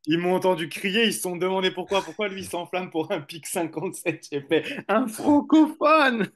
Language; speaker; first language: French; native; French